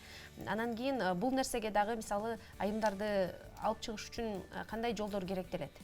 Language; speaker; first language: Kyrgyz; native; Kyrgyz